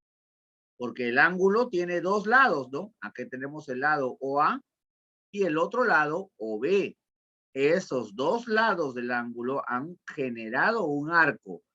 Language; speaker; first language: Spanish; native; Spanish